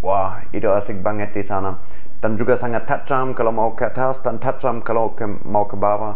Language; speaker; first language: Indonesian; non-native, fluent; German